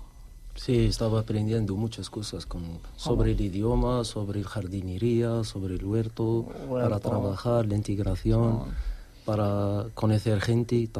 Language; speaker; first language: Spanish; non-native, learner; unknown